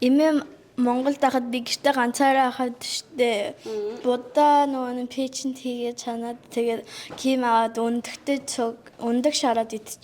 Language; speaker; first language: Mongolian; early bilingual, heritage; Mongolian